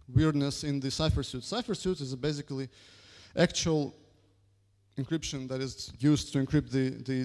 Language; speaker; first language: English; non-native, fluent; Russian